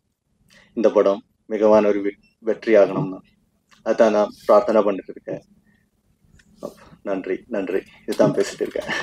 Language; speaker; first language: Tamil; non-native, fluent; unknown